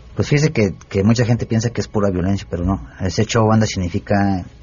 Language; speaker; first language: Spanish; native; Spanish